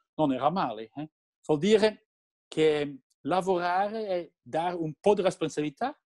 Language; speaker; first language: Italian; non-native, learner; Dutch